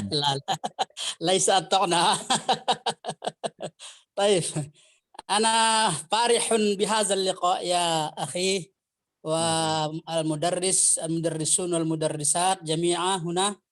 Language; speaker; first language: Arabic; non-native, fluent; Indonesian